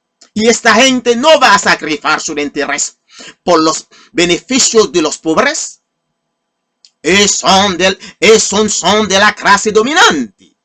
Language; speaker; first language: Spanish; non-native, fluent; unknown